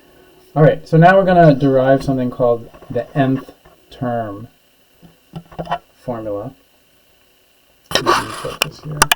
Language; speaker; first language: English; native; English